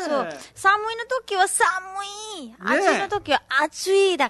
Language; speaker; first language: Japanese; non-native, learner; Nepali